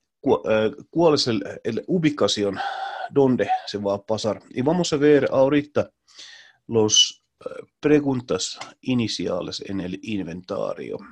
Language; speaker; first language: Spanish; non-native, learner; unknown